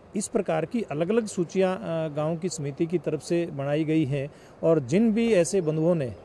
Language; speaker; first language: Hindi; native; Hindi